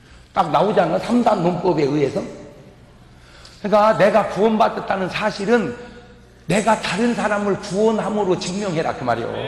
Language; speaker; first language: Korean; native; Korean